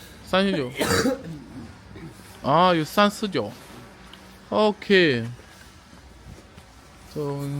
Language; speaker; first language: Chinese; non-native, learner; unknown